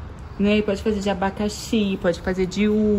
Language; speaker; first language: Portuguese; native; Portuguese